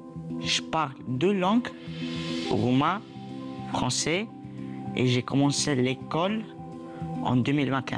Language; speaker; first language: French; early bilingual, other home language; Romanian